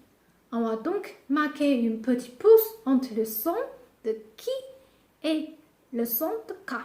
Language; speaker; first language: French; non-native, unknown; Japanese